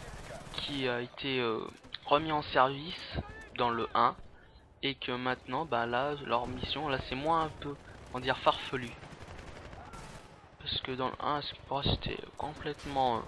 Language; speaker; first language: French; native; French